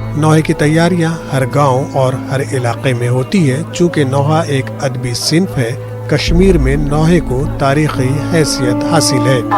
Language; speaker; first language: Urdu; non-native, local second language; Kashmiri